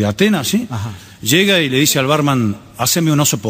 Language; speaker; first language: Spanish; native; Spanish